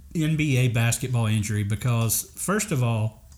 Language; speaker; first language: English; native; English